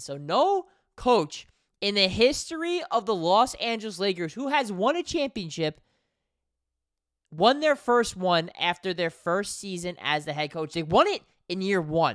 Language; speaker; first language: English; native; English